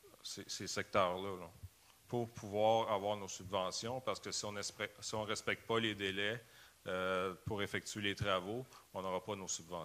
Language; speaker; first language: French; native; French